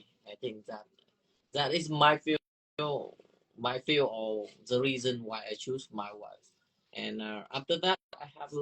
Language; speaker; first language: English; non-native, learner; Vietnamese